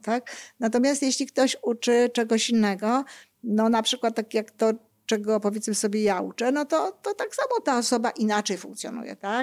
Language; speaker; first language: Polish; native; Polish